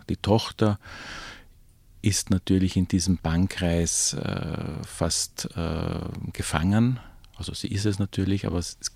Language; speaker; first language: German; native; German